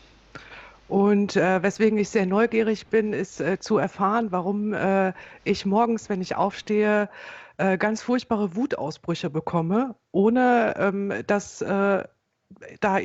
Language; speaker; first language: German; native; German